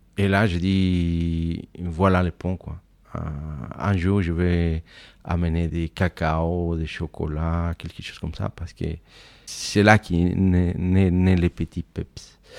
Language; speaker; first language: French; non-native, fluent; Spanish